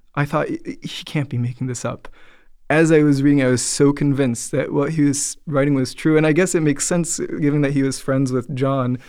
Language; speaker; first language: English; native; English